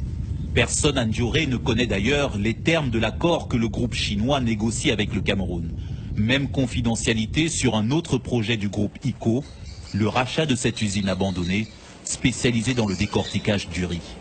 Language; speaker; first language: French; native; French